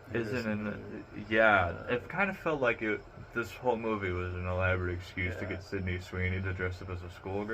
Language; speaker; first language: English; native; English